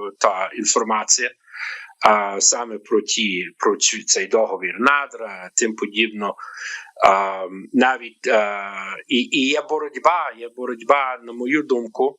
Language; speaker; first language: Ukrainian; early bilingual, heritage; Ukrainian